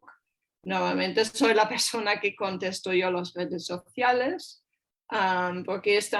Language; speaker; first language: Spanish; non-native, fluent; German